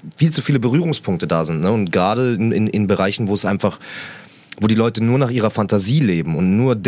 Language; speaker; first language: German; early bilingual, other home language; Arabic